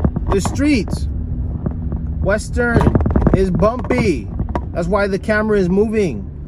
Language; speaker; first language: English; native; English